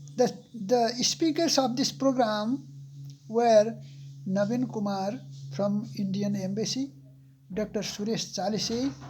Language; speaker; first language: English; non-native, local second language; Nepali